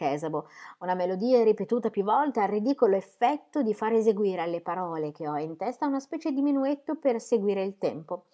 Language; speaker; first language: Italian; native; Italian